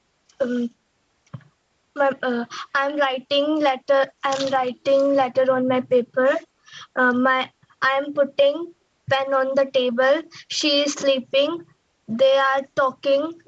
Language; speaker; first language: English; non-native, learner; Hindi